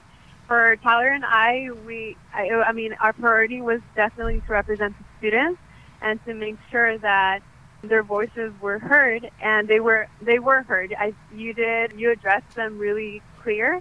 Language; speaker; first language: English; native; English